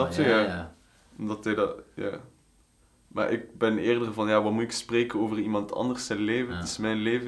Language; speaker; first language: Dutch; native; Dutch